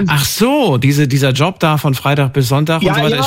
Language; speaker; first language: German; native; German